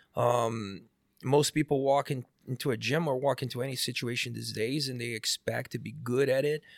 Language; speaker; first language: English; non-native, fluent; Portuguese